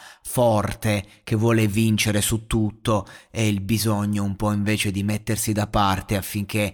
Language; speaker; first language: Italian; native; Italian